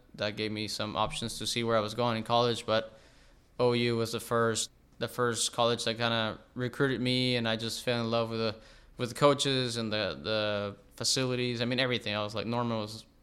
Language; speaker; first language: English; non-native, fluent; Spanish